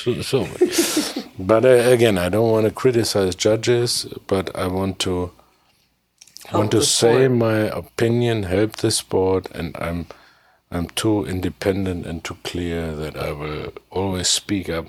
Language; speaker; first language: English; non-native, fluent; German